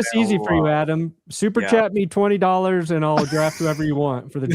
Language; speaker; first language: English; native; English